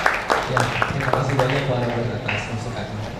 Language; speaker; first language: Indonesian; native; Indonesian